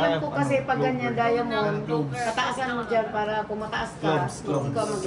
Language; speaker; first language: Filipino; native; Filipino